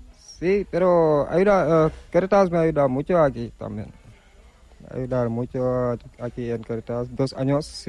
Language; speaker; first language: Spanish; non-native, learner; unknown